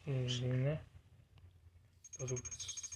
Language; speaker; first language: Japanese; non-native, learner; English